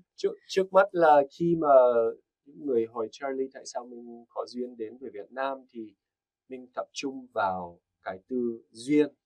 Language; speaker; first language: Vietnamese; non-native, fluent; English